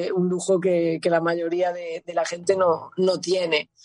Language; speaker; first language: Spanish; native; Spanish